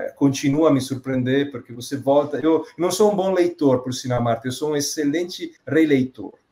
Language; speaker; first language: Portuguese; non-native, fluent; Italian